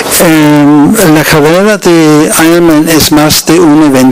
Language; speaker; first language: Spanish; non-native, learner; Danish